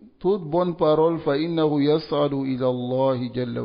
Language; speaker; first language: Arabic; non-native, fluent; Dyula